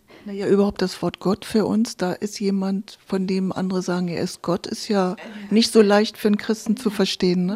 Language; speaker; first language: German; native; German